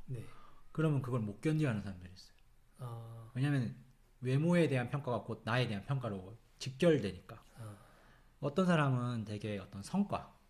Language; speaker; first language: Korean; native; Korean